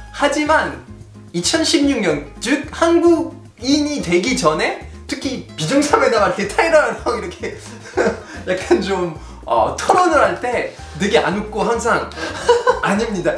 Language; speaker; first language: Korean; non-native, fluent; French